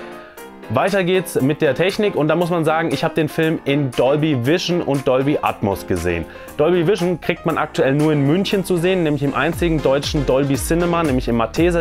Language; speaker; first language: German; native; German